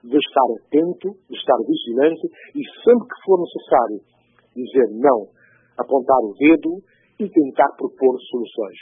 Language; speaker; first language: Portuguese; non-native, local second language; Upper Guinea Crioulo